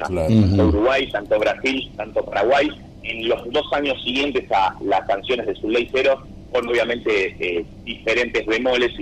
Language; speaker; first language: Spanish; native; Spanish